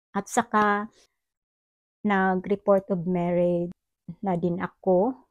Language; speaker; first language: Filipino; non-native, local second language; Cebuano